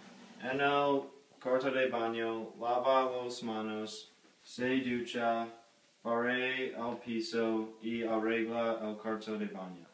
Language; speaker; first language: Spanish; non-native, learner; English